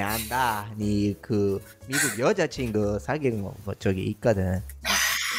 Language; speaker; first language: Korean; non-native, fluent; Spanish